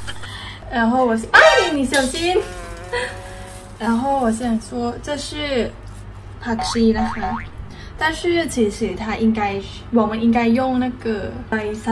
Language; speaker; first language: Chinese; non-native, learner; Thai